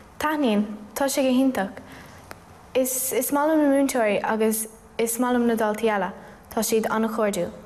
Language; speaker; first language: Irish; non-native, local second language; English